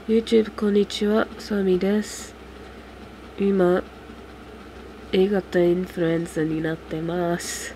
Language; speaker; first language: Japanese; non-native, fluent; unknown